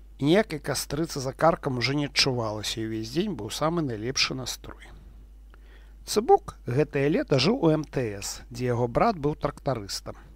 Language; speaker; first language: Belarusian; non-native, local second language; Russian